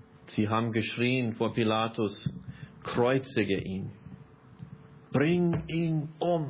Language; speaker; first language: German; non-native, fluent; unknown